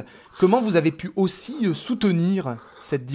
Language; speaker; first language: French; native; French